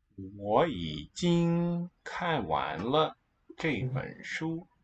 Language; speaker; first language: Chinese; non-native, learner; English